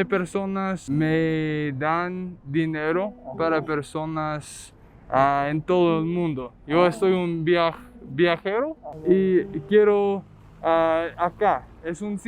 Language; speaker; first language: Spanish; non-native, learner; English